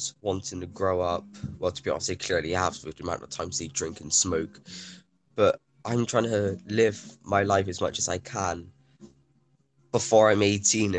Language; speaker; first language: English; native; English